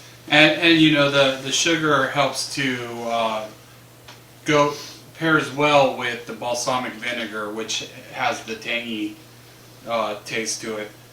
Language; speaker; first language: English; native; English